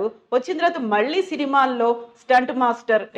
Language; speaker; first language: Telugu; native; Telugu